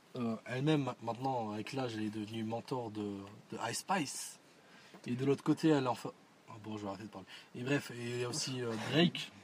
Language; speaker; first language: French; early bilingual, other home language; Arabic